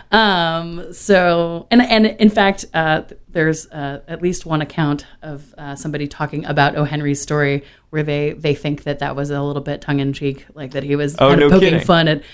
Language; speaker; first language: English; native; English